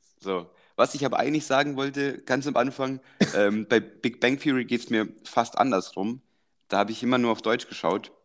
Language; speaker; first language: German; early bilingual, other home language; Croatian